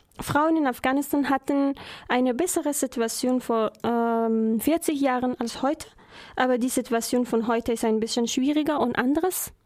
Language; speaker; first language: German; non-native, learner; Persian